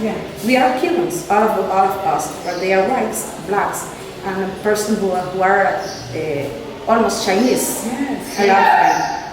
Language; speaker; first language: English; non-native, fluent; Spanish